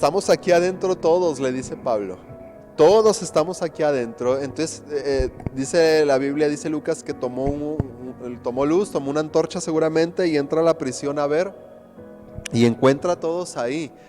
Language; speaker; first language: Spanish; native; Spanish